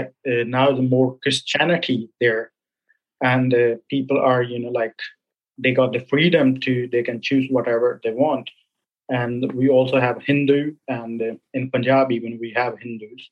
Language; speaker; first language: English; non-native, local second language; Punjabi